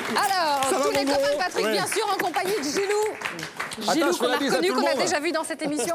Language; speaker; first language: French; native; French